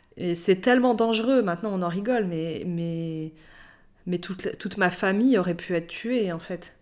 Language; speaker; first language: French; native; French